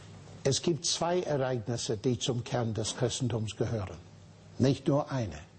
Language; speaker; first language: German; non-native, fluent; English